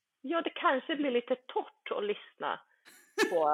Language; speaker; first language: Swedish; early bilingual, other home language; Bosnian